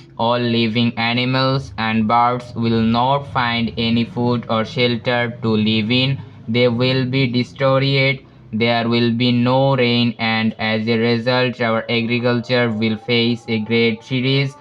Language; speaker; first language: English; non-native, local second language; Bangla